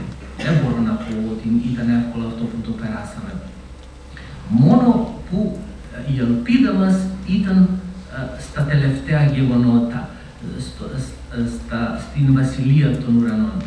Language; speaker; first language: Greek; non-native, fluent; Macedonian